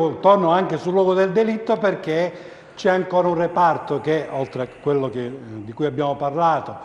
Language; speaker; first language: Italian; native; Italian